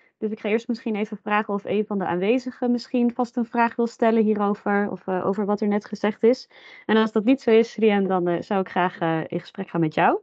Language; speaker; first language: Dutch; native; Dutch